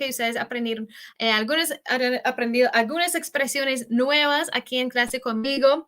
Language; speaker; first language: Spanish; non-native, fluent; English